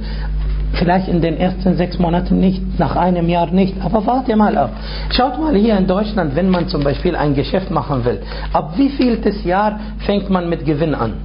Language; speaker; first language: German; non-native, fluent; Arabic